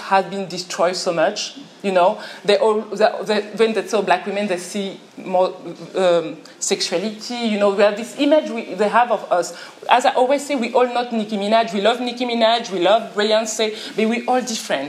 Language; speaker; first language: English; non-native, fluent; French